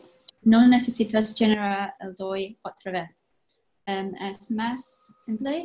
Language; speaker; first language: Spanish; non-native, fluent; English